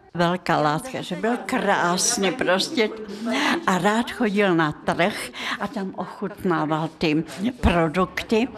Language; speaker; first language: Czech; non-native, fluent; Russian